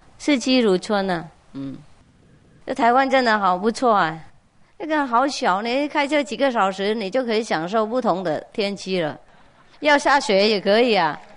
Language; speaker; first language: Chinese; non-native, fluent; Vietnamese